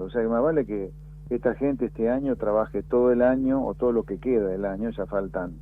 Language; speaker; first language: Spanish; native; Spanish